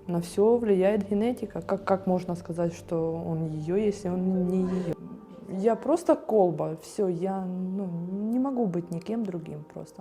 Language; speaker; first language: Russian; non-native, fluent; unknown